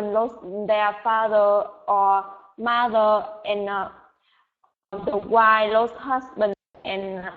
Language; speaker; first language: English; non-native, learner; Vietnamese